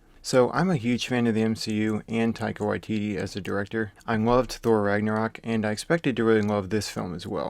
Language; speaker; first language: English; native; English